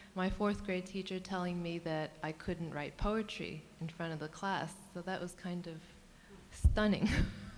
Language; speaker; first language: English; early bilingual, other home language; Cantonese